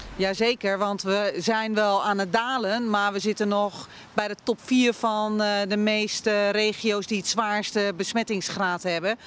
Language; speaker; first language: Dutch; native; Dutch